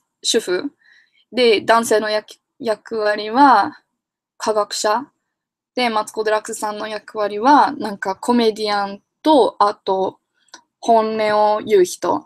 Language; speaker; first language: Japanese; non-native, fluent; English